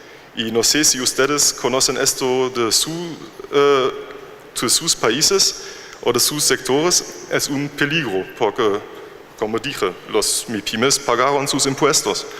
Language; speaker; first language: Spanish; non-native, fluent; German